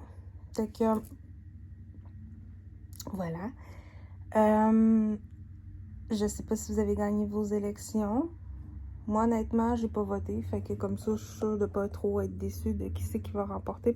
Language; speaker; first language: French; native; French